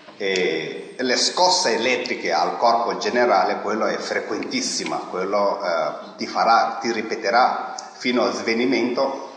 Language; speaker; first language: Italian; non-native, fluent; Tibetan